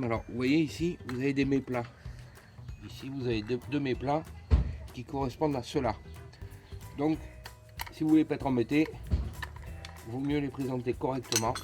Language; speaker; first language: French; native; French